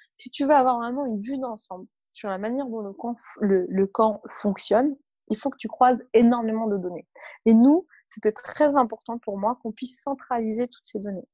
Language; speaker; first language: French; early bilingual, other home language; Arabic